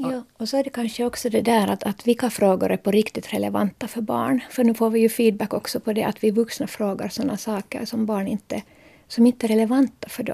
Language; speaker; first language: Swedish; native; Swedish